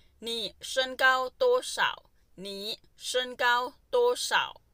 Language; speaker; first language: Chinese; non-native, fluent; Thai